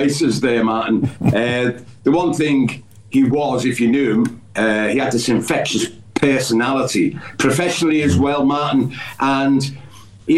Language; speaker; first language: English; native; English